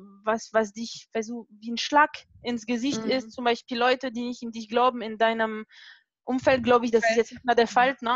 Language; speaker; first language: German; non-native, fluent; French